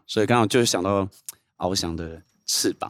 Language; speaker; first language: Chinese; native; Chinese